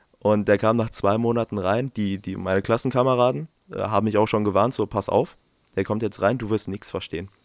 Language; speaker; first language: German; non-native, fluent; Romanian